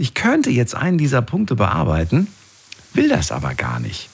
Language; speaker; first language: German; native; German